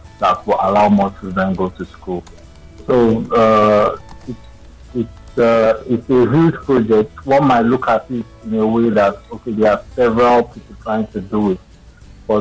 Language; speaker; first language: English; non-native, local second language; Igbo